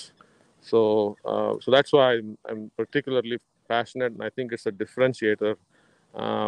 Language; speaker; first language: English; non-native, local second language; Kannada